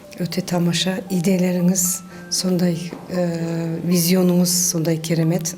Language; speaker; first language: Kazakh; early bilingual, heritage; Kazakh